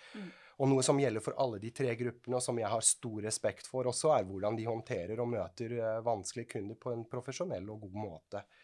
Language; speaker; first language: Norwegian; non-native, fluent; Swiss German